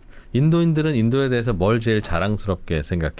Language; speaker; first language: Korean; native; Korean